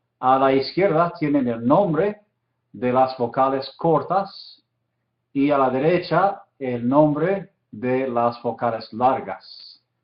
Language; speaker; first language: Spanish; non-native, fluent; English